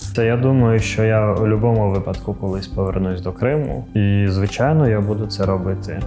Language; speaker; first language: Ukrainian; non-native, local second language; Crimean Tatar